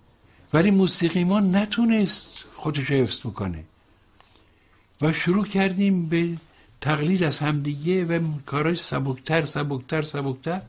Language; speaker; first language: Persian; native; Persian